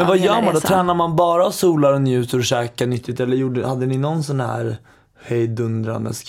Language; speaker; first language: Swedish; native; Swedish